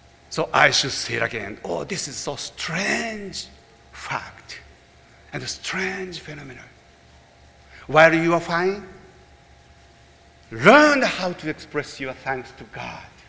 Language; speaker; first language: English; non-native, fluent; Japanese